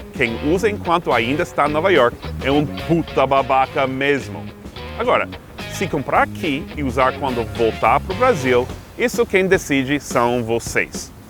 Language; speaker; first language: Portuguese; non-native, fluent; English